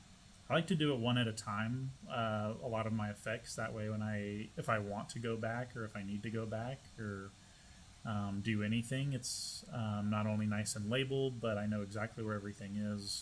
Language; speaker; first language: English; native; English